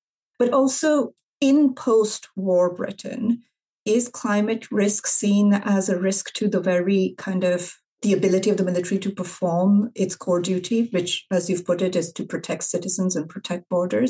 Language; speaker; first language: English; non-native, local second language; Urdu